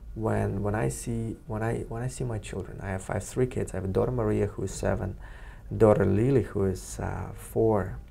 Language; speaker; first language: English; non-native, fluent; Russian